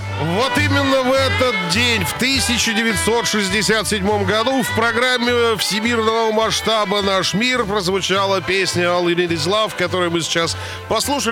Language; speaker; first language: Russian; native; Russian